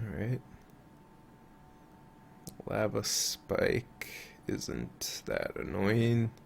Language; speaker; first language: English; native; English